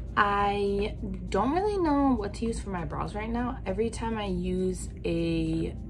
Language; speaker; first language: English; native; English